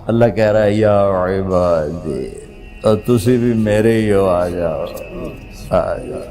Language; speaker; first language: Urdu; non-native, local second language; Punjabi